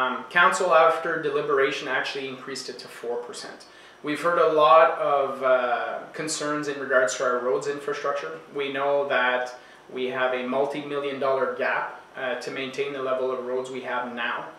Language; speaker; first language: English; non-native, local second language; French